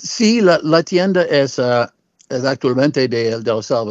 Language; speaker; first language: Spanish; non-native, learner; English